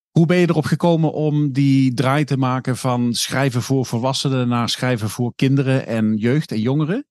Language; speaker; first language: Dutch; native; Dutch